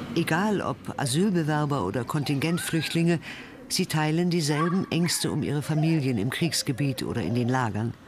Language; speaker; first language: German; native; German